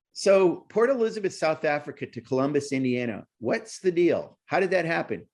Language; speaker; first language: English; native; English